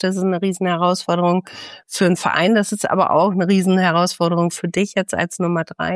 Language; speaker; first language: German; native; German